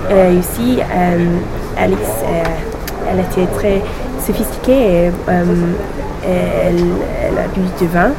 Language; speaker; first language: French; non-native, learner; English